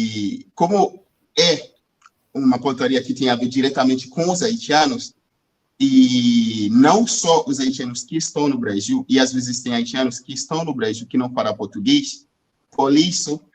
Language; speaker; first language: Portuguese; non-native, fluent; Haitian Creole